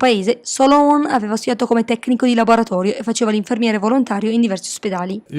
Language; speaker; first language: Italian; native; Italian